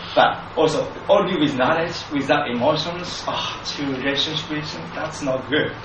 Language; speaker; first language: English; non-native, fluent; Japanese